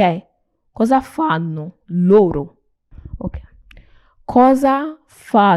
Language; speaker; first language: Italian; non-native, fluent; Nigerian Pidgin